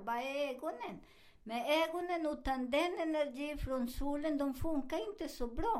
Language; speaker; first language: Swedish; non-native, fluent; Spanish